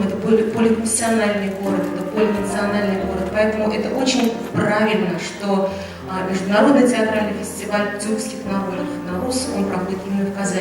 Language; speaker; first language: Russian; native; Russian